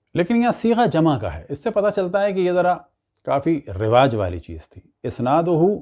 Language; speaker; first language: Urdu; native; Urdu